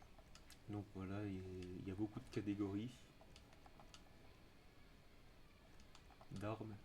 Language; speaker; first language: French; native; French